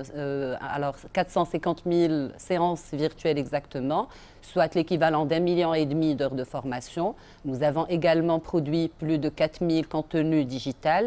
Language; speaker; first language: French; non-native, local second language; Arabic